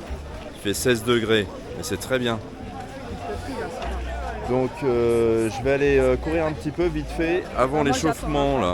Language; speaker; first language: French; native; French